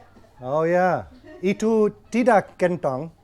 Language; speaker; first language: Indonesian; non-native, learner; English